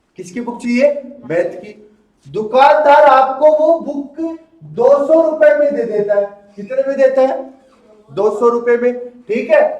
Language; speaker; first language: Hindi; native; Hindi